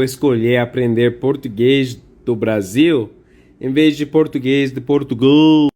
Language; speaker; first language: Portuguese; non-native, learner; English